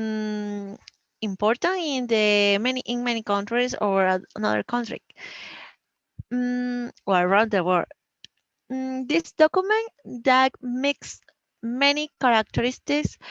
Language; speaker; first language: English; non-native, learner; Spanish